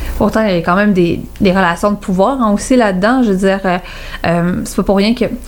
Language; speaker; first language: French; native; French